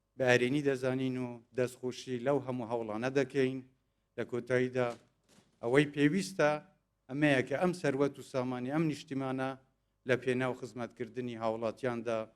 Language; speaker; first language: Central Kurdish; non-native, local second language; Kurdish